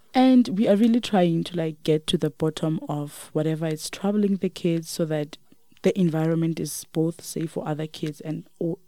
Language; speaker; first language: English; non-native, local second language; Northern Sotho